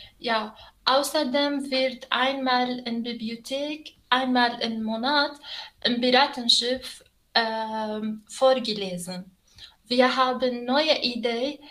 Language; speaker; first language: German; non-native, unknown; Arabic